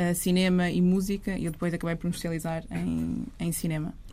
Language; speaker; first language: Portuguese; native; Portuguese